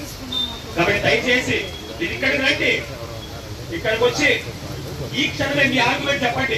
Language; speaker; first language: Telugu; native; Telugu